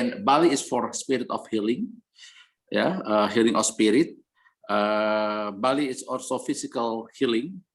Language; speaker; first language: English; non-native, learner; Indonesian